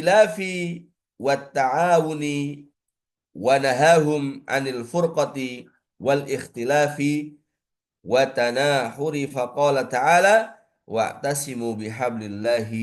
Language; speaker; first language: Arabic; non-native, fluent; Indonesian